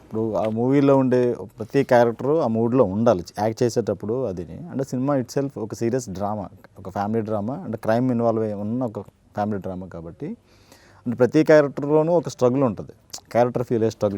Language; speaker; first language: Telugu; native; Telugu